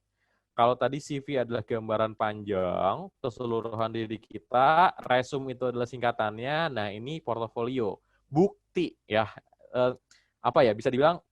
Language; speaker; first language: Indonesian; native; Indonesian